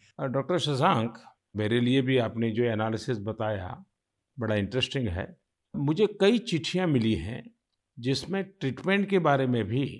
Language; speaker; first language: Hindi; non-native, local second language; Gujarati